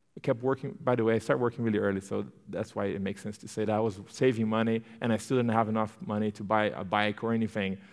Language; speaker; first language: English; non-native, fluent; Portuguese